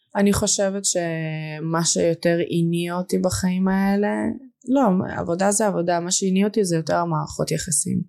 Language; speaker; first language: Hebrew; early bilingual, other home language; Russian